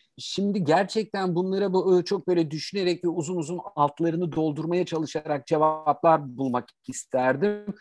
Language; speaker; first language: Turkish; native; Turkish